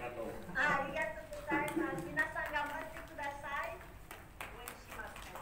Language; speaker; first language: Japanese; non-native, learner; French